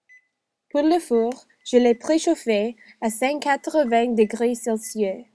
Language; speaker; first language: French; non-native, learner; English